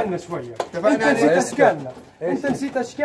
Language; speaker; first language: Arabic; native; Arabic